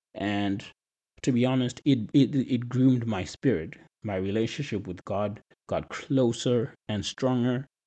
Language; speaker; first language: English; non-native, local second language; Shona